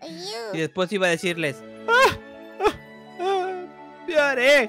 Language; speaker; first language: Spanish; native; Spanish